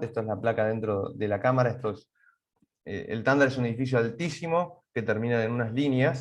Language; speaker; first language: Spanish; native; Spanish